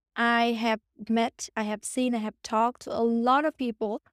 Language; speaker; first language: English; non-native, fluent; Vietnamese